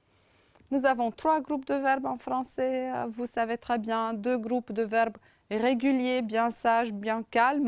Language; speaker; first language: French; non-native, fluent; Romanian